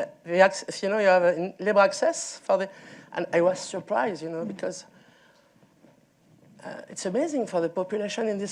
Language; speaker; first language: English; non-native, learner; French